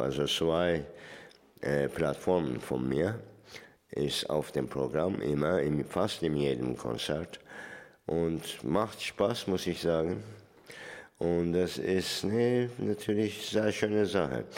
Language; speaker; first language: German; non-native, fluent; Turkish